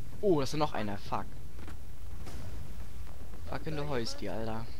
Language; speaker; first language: German; native; German